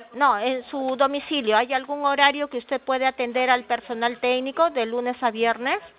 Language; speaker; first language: Spanish; native; Spanish